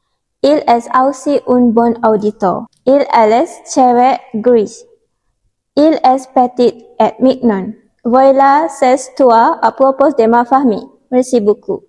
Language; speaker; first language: French; non-native, learner; Malay